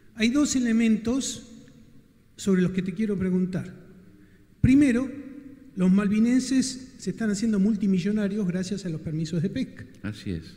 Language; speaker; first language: Spanish; native; Spanish